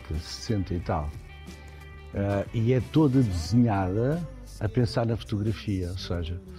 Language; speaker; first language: Portuguese; native; Portuguese